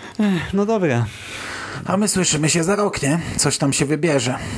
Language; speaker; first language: Polish; native; Polish